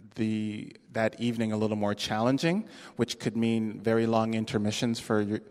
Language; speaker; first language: English; native; English